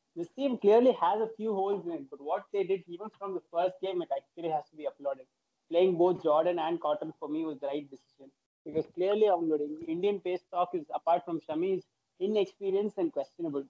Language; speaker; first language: English; non-native, local second language; Tamil